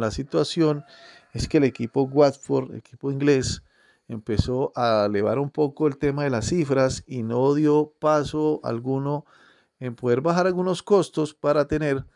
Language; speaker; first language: Spanish; native; Spanish